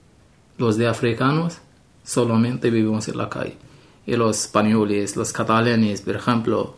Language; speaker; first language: Spanish; non-native, learner; Arabic